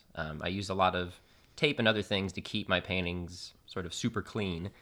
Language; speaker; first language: English; native; English